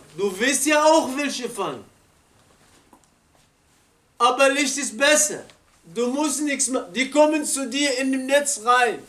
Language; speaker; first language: German; non-native, learner; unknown